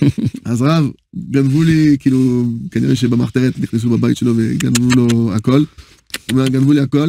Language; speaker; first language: Hebrew; non-native, fluent; French